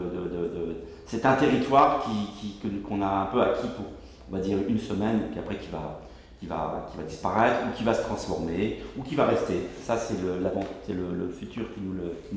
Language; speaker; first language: French; native; French